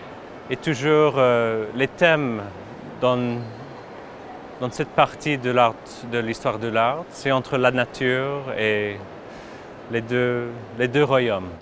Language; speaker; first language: French; non-native, fluent; English